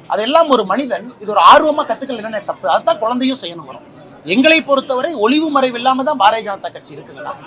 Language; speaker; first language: Tamil; native; Tamil